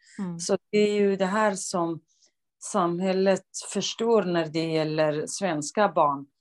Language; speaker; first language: Swedish; non-native, fluent; Kurdish